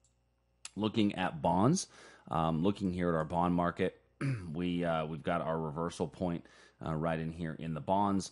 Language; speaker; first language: English; native; English